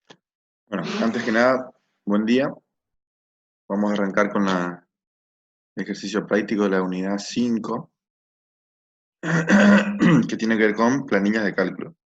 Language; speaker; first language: Spanish; native; Spanish